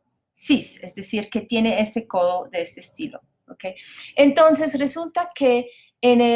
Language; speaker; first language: Spanish; non-native, fluent; English